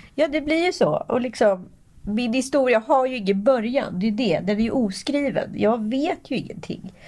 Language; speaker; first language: Swedish; native; Swedish